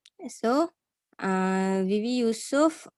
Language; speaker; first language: English; non-native, learner; Malay